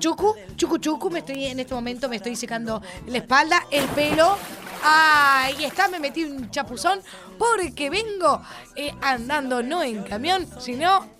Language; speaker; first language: Spanish; native; Spanish